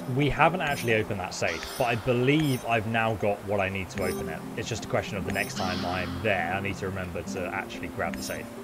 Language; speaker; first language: English; native; English